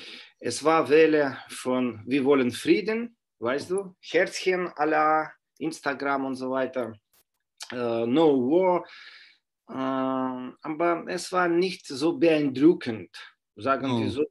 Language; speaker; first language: German; non-native, fluent; Russian